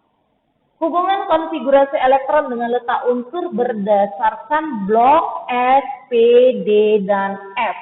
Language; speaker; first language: Indonesian; native; Indonesian